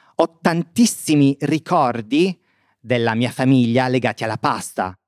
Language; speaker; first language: Italian; native; Italian